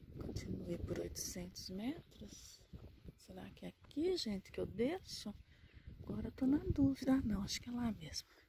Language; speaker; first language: Portuguese; native; Portuguese